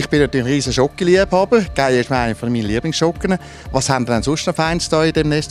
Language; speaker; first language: German; native; German